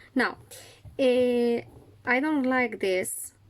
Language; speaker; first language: English; non-native, fluent; Catalan